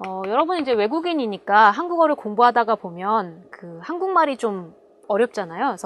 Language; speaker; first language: Korean; native; Korean